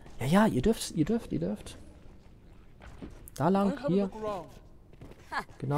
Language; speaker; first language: German; native; German